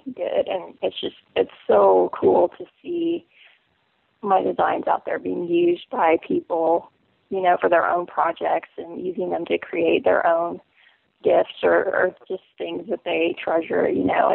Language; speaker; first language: English; native; English